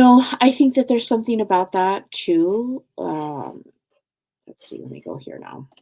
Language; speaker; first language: English; native; English